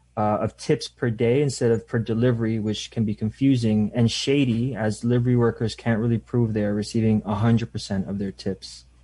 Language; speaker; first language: English; native; English